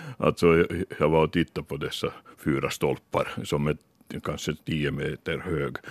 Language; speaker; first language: Swedish; non-native, local second language; Finnish